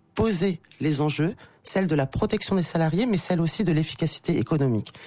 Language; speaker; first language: French; native; French